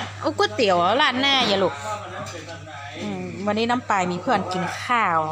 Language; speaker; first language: Thai; native; Thai